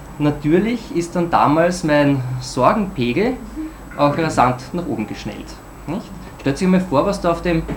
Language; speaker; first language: German; native; German